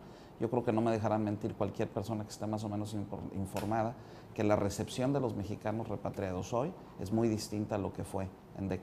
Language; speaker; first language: Spanish; native; Spanish